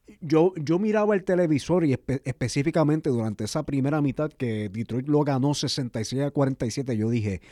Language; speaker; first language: Spanish; native; Spanish